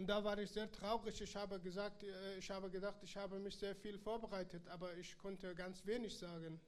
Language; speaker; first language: German; non-native, learner; Persian